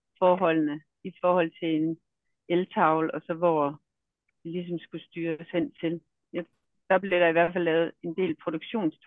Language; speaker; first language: Danish; native; Danish